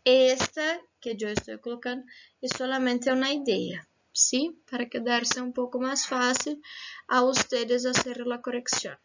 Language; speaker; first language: Spanish; non-native, fluent; Portuguese